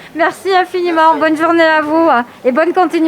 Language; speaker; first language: French; native; French